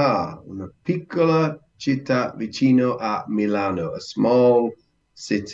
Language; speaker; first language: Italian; non-native, learner; English